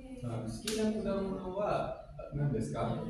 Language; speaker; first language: Japanese; non-native, learner; Indonesian